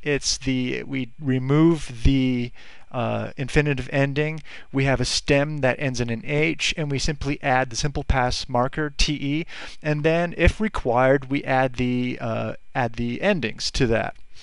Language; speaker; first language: English; native; English